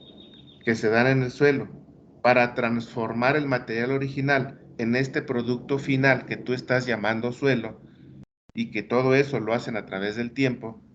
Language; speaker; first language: Spanish; native; Spanish